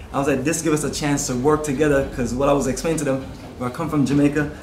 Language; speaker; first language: English; native; English